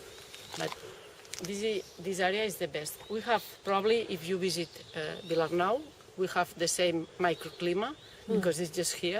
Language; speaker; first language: English; non-native, learner; Catalan